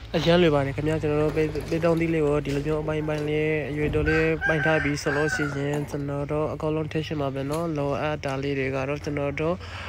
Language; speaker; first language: Burmese; native; Burmese